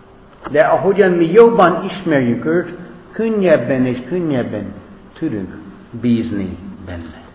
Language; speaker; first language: Hungarian; non-native, fluent; English